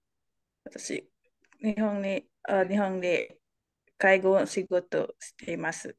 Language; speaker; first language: Japanese; non-native, learner; Indonesian